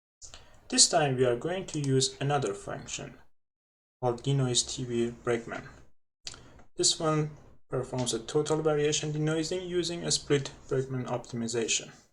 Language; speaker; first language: English; non-native, fluent; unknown